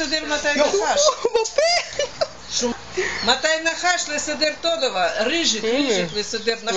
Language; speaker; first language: Hebrew; non-native, learner; Russian